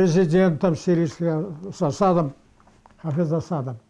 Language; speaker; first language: Russian; non-native, local second language; Karachay-Balkar